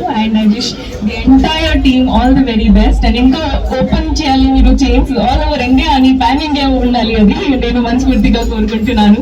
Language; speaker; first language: Telugu; non-native, fluent; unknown